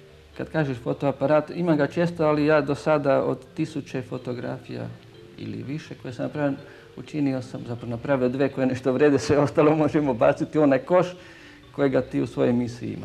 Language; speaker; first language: Croatian; native; Croatian